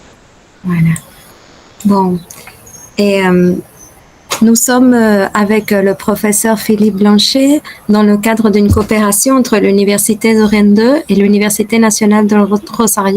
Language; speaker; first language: French; non-native, fluent; Spanish